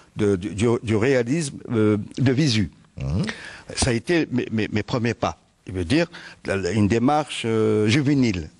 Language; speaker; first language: French; non-native, local second language; Arabic